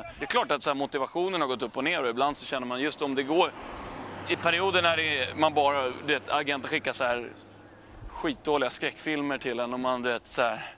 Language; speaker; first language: Swedish; native; Swedish